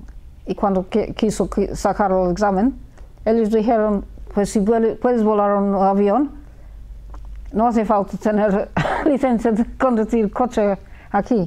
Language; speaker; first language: Spanish; early bilingual, heritage; Spanish